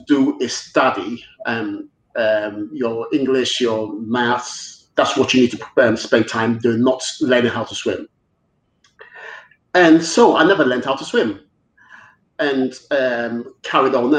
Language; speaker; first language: English; native; English